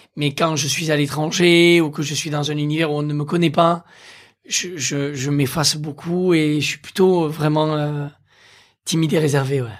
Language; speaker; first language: French; native; French